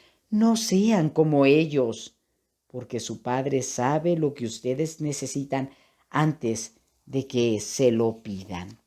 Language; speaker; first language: Spanish; native; Spanish